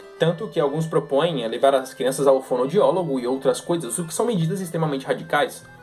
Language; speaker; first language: Portuguese; native; Portuguese